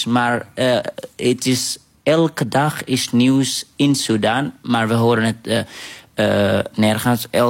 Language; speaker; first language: Dutch; non-native, fluent; Arabic